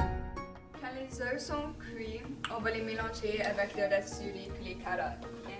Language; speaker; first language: French; non-native, fluent; English